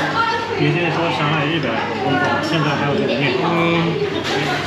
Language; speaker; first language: Chinese; non-native, fluent; Japanese